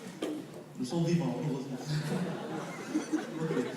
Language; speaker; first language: French; non-native, fluent; Arabic